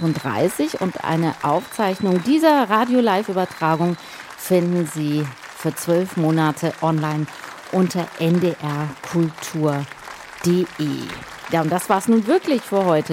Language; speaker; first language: German; native; German